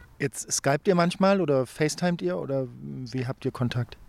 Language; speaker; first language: German; native; German